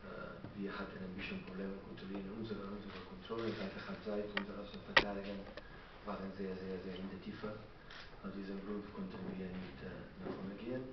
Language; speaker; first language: German; non-native, learner; Catalan